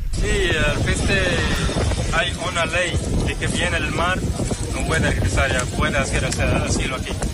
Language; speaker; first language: Spanish; non-native, learner; Arabic